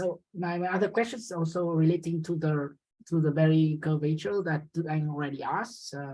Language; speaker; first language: English; non-native, fluent; Vietnamese